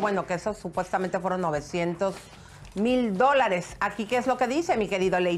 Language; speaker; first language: Spanish; native; Spanish